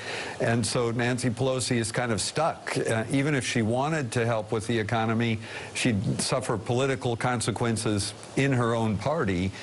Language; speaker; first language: English; native; English